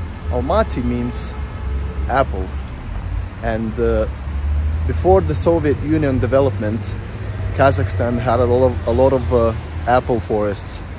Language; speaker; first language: English; non-native, fluent; Lithuanian